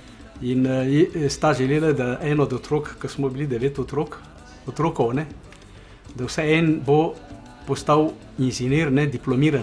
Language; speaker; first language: Slovenian; non-native, learner; Malagasy